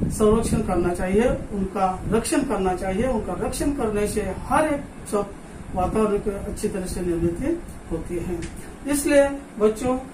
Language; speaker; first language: Hindi; non-native, local second language; Marathi